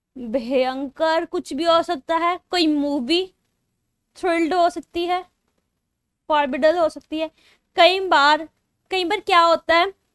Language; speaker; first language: Hindi; non-native, local second language; Punjabi